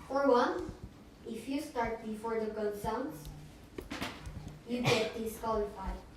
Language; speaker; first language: English; non-native, fluent; Korean